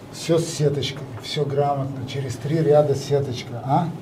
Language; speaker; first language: Russian; native; Russian